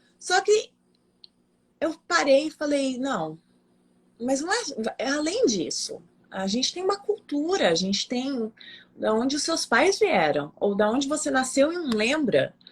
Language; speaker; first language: Portuguese; native; Portuguese